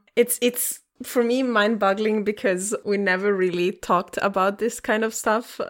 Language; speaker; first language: English; non-native, fluent; Italian